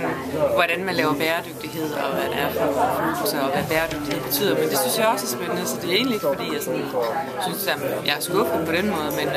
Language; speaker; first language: Danish; native; Danish